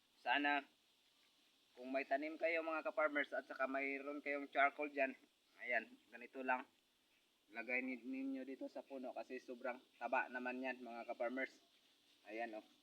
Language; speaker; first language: Filipino; non-native, local second language; Cebuano